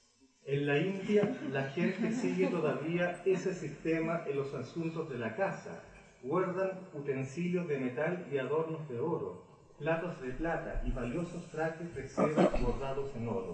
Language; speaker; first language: Spanish; native; Spanish